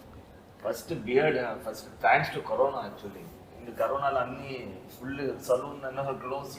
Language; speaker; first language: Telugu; non-native, learner; Tamil